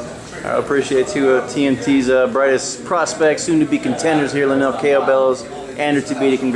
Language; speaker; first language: English; native; English